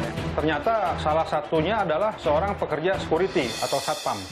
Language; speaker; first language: Indonesian; native; Indonesian